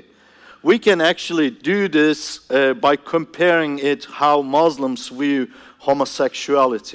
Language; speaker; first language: English; non-native, fluent; Turkish